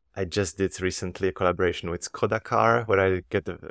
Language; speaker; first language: English; non-native, fluent; Slovak